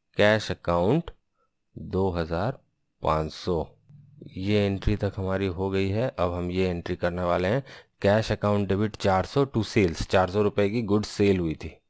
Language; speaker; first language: Hindi; non-native, local second language; Bangla